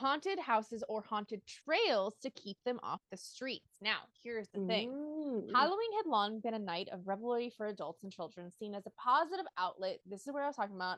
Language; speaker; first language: English; native; English